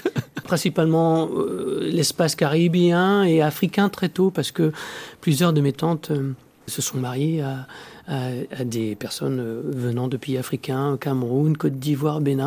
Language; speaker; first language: French; native; French